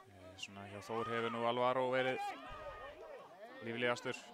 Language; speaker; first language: Icelandic; native; Icelandic